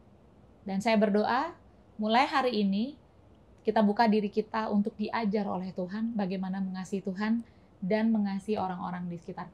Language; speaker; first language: Indonesian; native; Indonesian